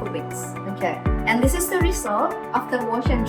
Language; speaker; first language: English; non-native, learner; Indonesian